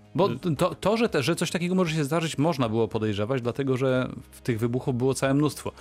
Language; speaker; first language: Polish; native; Polish